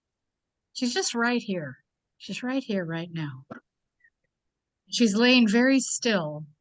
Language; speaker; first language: English; native; English